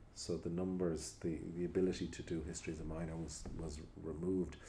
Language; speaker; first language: English; native; English